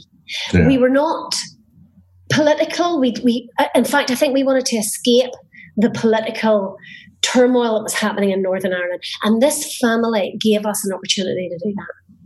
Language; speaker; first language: English; native; English